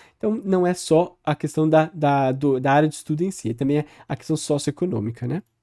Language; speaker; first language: Portuguese; native; Portuguese